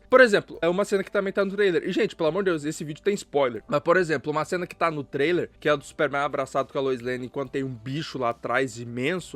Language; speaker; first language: Portuguese; native; Portuguese